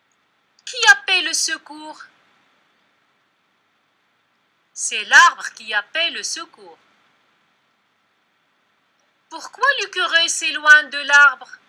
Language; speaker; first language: French; non-native, local second language; Arabic